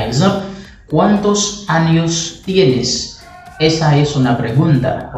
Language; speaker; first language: Spanish; non-native, learner; Haitian Creole